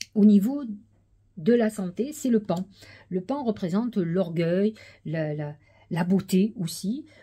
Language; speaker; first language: French; native; French